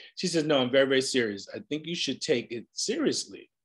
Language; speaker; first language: English; native; English